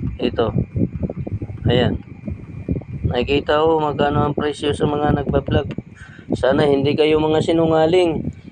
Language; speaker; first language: Filipino; native; Filipino